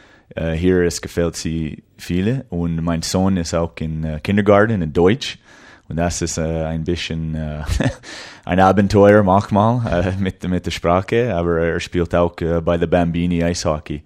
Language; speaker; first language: German; early bilingual, heritage; English